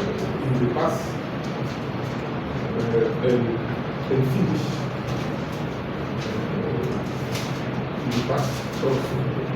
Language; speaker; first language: English; non-native, learner; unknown